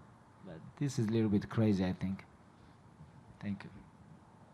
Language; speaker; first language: English; non-native, learner; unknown